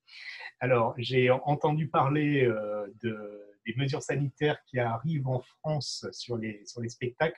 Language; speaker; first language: French; native; French